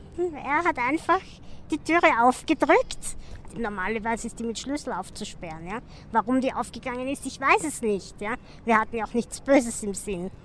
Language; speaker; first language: German; native; German